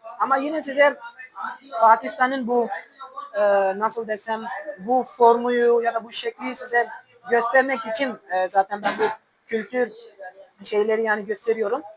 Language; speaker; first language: Turkish; non-native, fluent; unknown